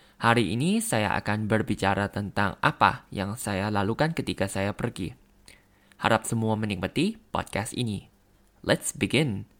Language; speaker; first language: Indonesian; non-native, learner; Thai